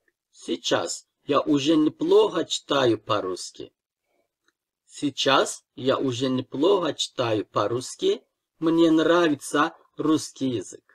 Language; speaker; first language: Russian; non-native, fluent; Turkish